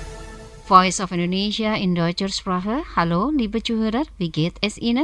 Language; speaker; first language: German; non-native, fluent; Indonesian